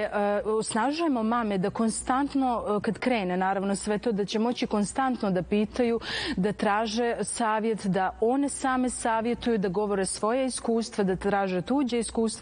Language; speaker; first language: Serbian; native; Serbian